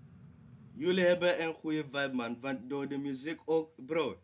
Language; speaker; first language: Dutch; non-native, fluent; English